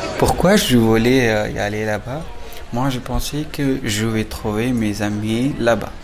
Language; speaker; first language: French; non-native, fluent; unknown